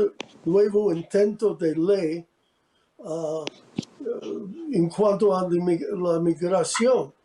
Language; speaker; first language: Spanish; non-native, fluent; English